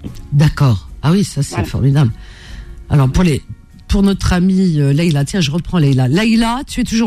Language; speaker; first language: French; native; French